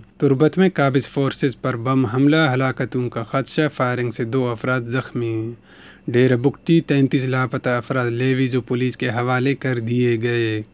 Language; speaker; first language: Urdu; non-native, local second language; Baluchi